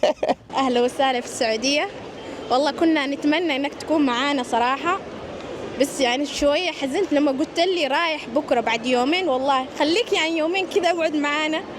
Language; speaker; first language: Arabic; native; Arabic